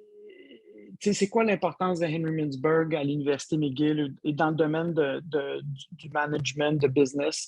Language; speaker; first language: French; native; French